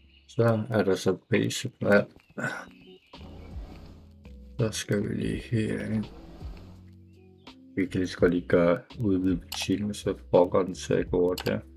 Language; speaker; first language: Danish; native; Danish